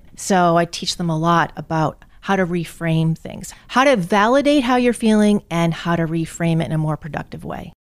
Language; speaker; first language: English; native; English